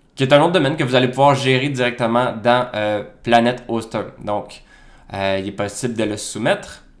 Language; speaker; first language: French; native; French